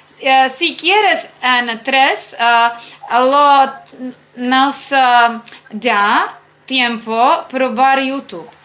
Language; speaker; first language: Spanish; non-native, learner; Czech